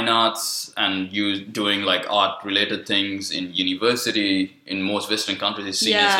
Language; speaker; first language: English; non-native, local second language; Sinhala